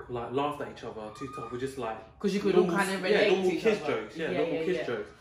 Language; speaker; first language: English; native; English